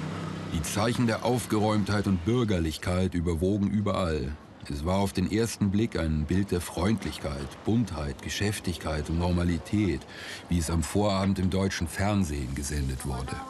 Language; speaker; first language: German; native; German